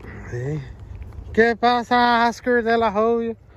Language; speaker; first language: Spanish; early bilingual, heritage; Spanish